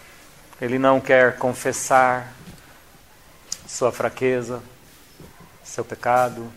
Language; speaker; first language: Portuguese; native; Portuguese